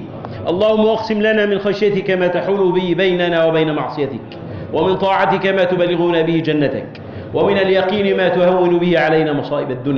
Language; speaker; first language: Arabic; native; Arabic